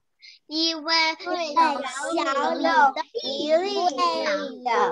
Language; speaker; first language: Chinese; early bilingual, heritage; Chinese